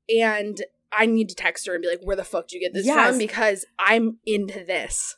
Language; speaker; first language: English; early bilingual, other home language; Spanish